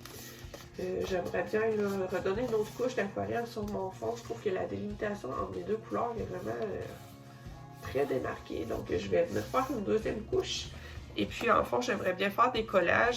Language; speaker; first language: French; native; French